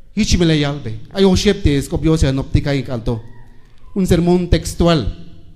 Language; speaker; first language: Spanish; non-native, local second language; Tzeltal